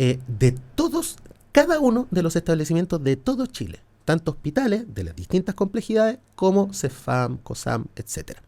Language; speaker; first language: Spanish; native; Spanish